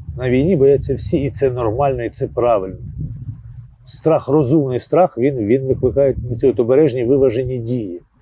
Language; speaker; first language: Ukrainian; native; Ukrainian